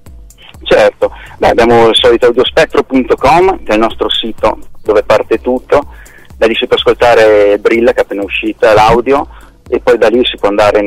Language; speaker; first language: Italian; native; Italian